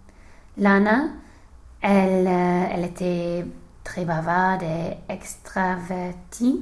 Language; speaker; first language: French; non-native, learner; English